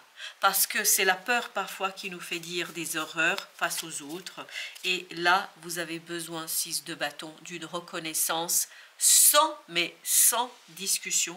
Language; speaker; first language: French; native; French